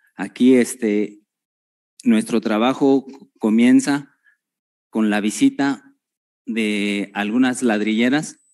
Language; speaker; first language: Spanish; native; Spanish